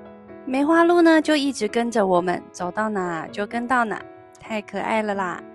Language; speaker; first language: Chinese; native; Chinese